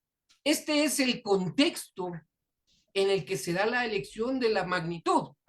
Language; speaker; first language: Spanish; native; Spanish